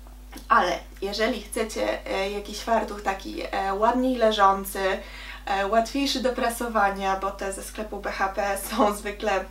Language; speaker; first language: Polish; native; Polish